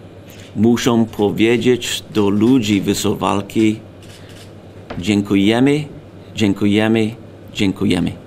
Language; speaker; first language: Polish; non-native, learner; English